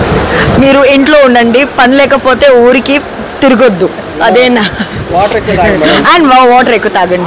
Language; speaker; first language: Telugu; non-native, learner; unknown